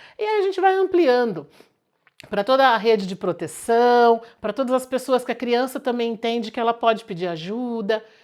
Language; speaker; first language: Portuguese; native; Portuguese